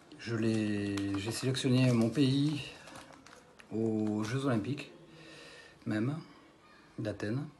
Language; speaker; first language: French; early bilingual, other home language; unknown